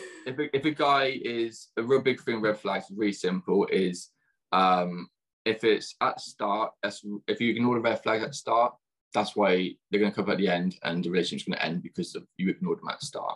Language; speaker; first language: English; native; English